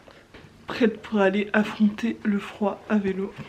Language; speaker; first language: French; native; French